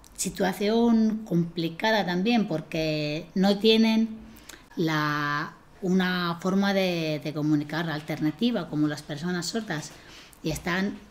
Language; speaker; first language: Spanish; non-native, fluent; Estonian